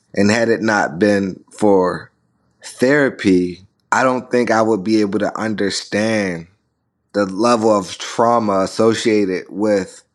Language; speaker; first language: English; native; English